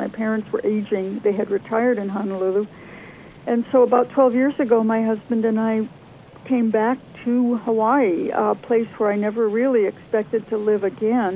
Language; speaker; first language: English; native; English